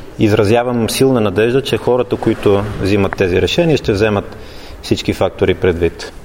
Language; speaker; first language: Bulgarian; native; Bulgarian